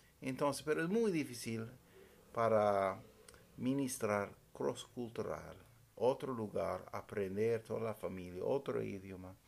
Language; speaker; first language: Spanish; non-native, fluent; English